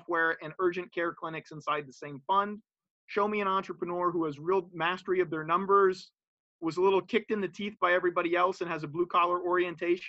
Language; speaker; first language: English; native; English